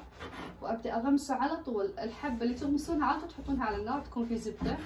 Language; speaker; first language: Arabic; native; Arabic